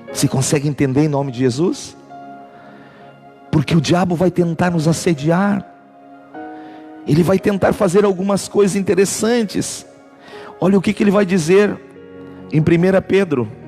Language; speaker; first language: Portuguese; native; Portuguese